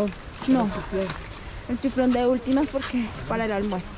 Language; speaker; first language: Spanish; native; Spanish